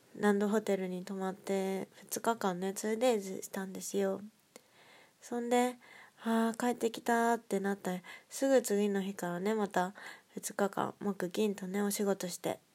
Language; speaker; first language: Japanese; native; Japanese